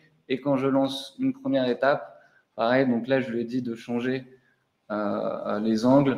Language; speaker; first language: French; native; French